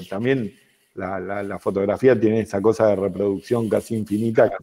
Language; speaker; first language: Spanish; native; Spanish